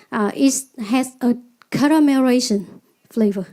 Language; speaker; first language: English; non-native, learner; Vietnamese